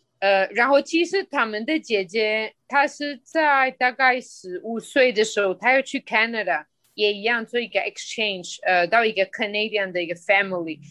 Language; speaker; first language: Chinese; non-native, fluent; Spanish